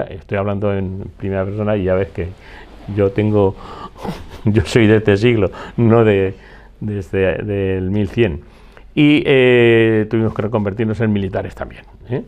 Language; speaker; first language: Spanish; native; Spanish